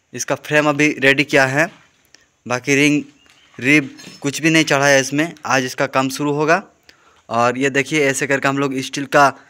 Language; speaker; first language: Hindi; non-native, local second language; Bangla